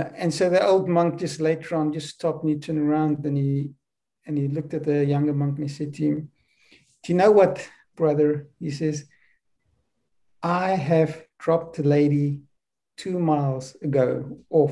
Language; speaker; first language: English; non-native, local second language; Afrikaans